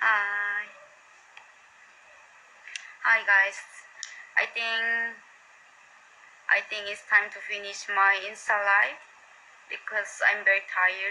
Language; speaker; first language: English; non-native, learner; Korean